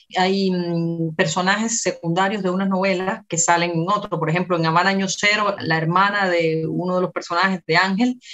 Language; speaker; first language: Spanish; native; Spanish